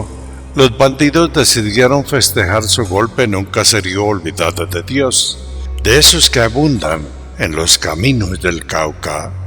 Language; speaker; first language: Spanish; native; Spanish